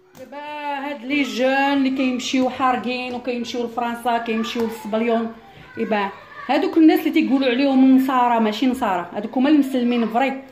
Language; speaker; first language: Arabic; early bilingual, heritage; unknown